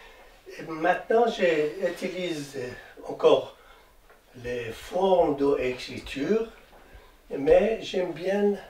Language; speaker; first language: French; non-native, learner; Persian